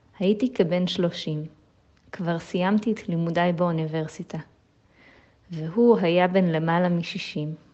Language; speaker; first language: Hebrew; non-native, fluent; German